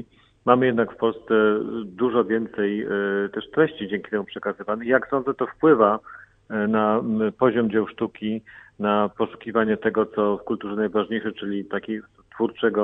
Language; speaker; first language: Polish; native; Polish